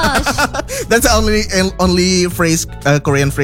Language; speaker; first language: English; non-native, learner; Indonesian